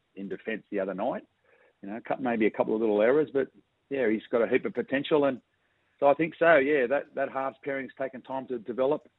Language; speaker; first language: English; native; English